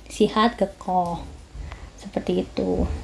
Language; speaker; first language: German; non-native, fluent; Indonesian